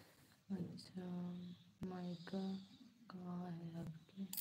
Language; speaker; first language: Hindi; non-native, local second language; Bangla